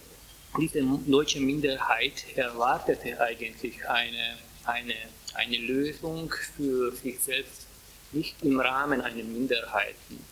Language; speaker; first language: German; non-native, fluent; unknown